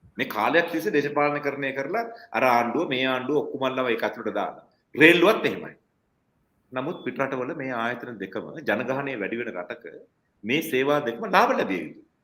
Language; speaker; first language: Sinhala; non-native, local second language; Tamil